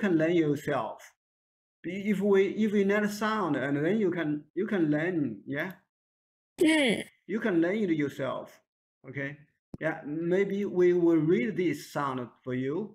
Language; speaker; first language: English; non-native, learner; Chinese